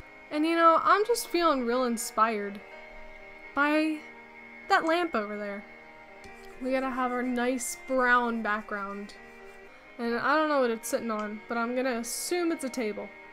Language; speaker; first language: English; native; English